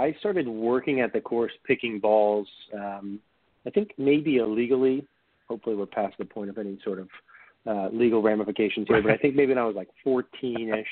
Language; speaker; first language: English; native; English